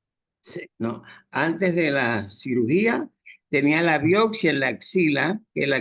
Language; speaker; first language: Spanish; native; Spanish